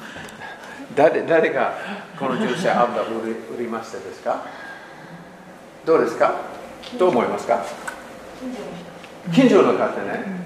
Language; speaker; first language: Japanese; non-native, learner; English